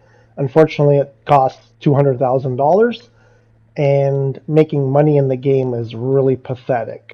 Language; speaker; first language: English; native; English